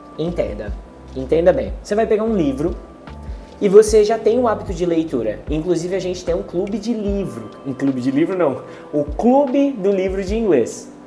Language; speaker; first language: Portuguese; native; Portuguese